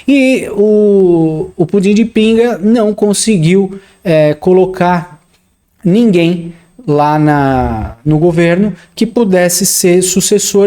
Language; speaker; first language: Portuguese; native; Portuguese